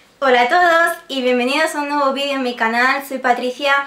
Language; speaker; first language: Spanish; native; Spanish